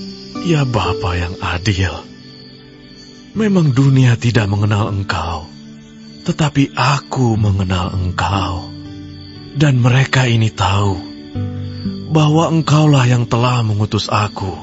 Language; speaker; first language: Indonesian; native; Indonesian